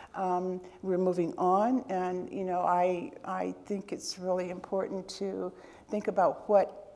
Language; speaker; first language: English; native; English